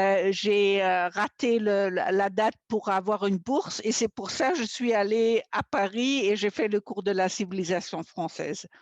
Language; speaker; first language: French; non-native, fluent; German